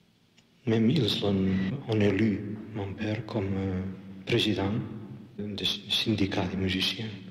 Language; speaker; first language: French; non-native, fluent; Catalan